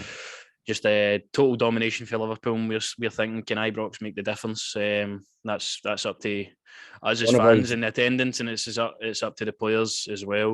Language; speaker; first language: English; native; English